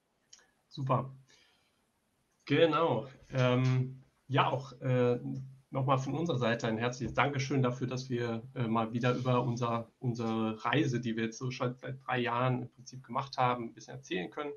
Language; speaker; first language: German; native; German